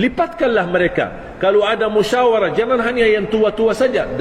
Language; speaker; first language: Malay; non-native, fluent; Arabic